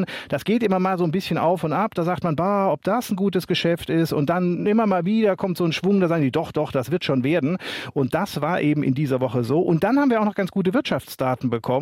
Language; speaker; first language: German; native; German